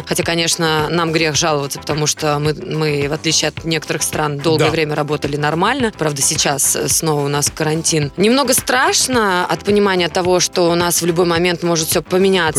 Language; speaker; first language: Russian; native; Russian